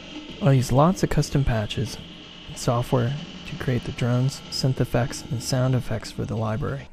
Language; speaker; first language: English; native; English